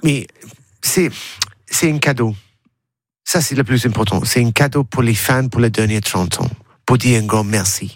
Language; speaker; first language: French; non-native, learner; English